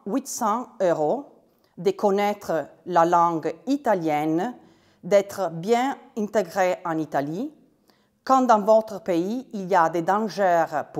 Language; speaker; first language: French; non-native, fluent; Italian